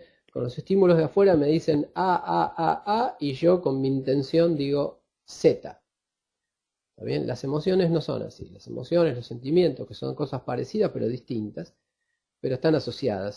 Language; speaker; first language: Spanish; native; Spanish